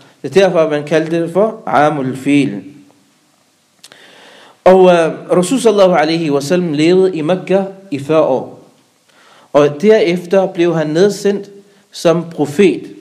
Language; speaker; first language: Danish; early bilingual, other home language; Arabic